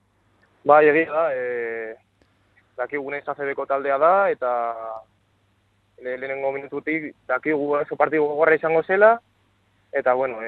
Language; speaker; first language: Basque; non-native, local second language; Spanish